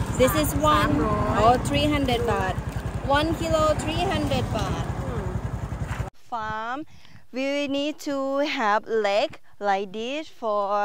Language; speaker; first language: English; non-native, learner; Thai